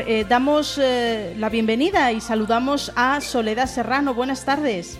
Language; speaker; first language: Spanish; native; Spanish